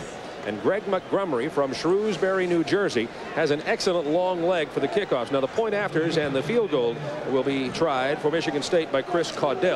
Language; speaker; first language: English; native; English